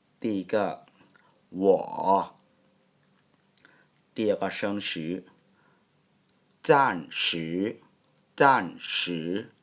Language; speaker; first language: Chinese; non-native, fluent; Thai